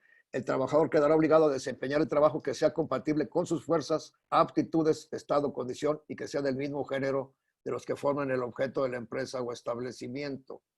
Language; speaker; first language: Spanish; native; Spanish